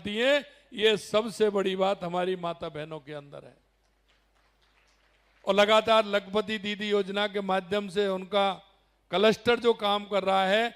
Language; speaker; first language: Hindi; native; Hindi